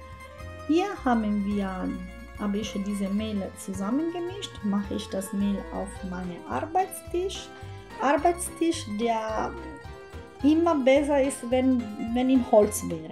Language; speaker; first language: German; non-native, fluent; Italian